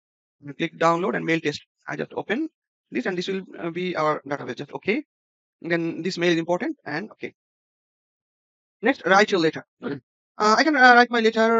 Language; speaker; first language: English; non-native, local second language; Bangla